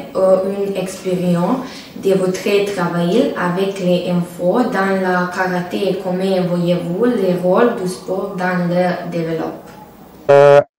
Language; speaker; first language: French; non-native, learner; Serbian